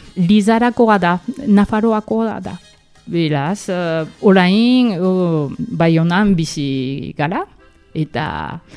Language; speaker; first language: Basque; non-native, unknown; Japanese